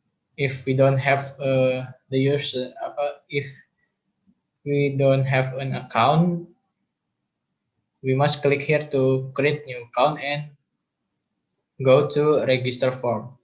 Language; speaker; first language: English; non-native, learner; Indonesian